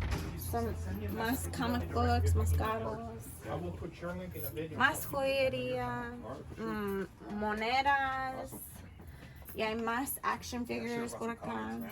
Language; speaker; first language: Spanish; early bilingual, heritage; Spanish